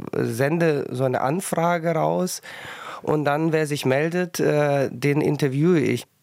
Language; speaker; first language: German; early bilingual, other home language; Russian